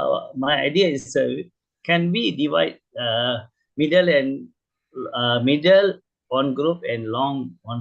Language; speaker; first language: English; non-native, learner; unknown